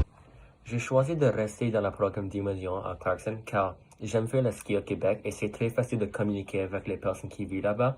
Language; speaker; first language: French; non-native, local second language; Russian